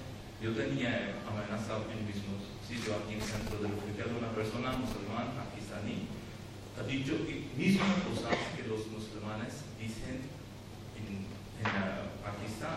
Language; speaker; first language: Spanish; non-native, learner; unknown